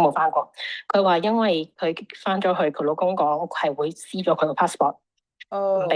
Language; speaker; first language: Cantonese; native; Cantonese